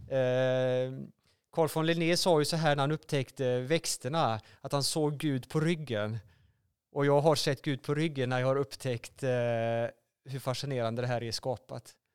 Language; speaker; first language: Swedish; native; Swedish